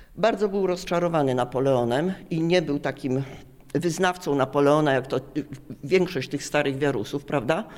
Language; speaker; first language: Polish; native; Polish